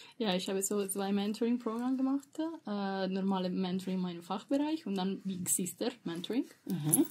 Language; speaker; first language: German; non-native, learner; Italian